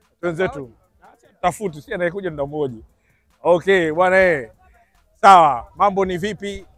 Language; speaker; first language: Swahili; native; Swahili